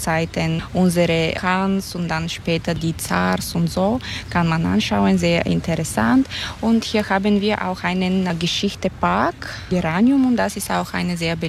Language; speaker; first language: German; non-native, fluent; Bulgarian